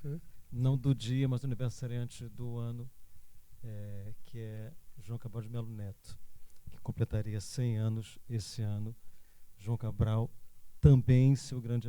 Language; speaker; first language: Portuguese; native; Portuguese